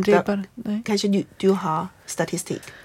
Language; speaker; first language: Swedish; non-native, fluent; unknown